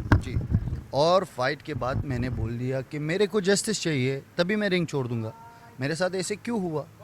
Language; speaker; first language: Hindi; non-native, fluent; Persian